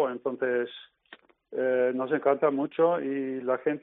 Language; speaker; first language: Spanish; non-native, learner; Dutch